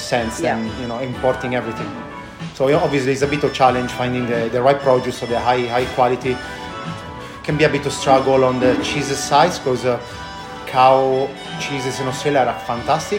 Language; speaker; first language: English; non-native, fluent; Italian